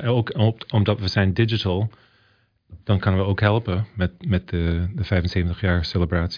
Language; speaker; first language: Dutch; early bilingual, heritage; Dutch